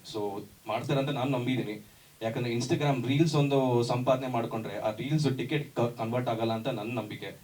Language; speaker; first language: Kannada; native; Kannada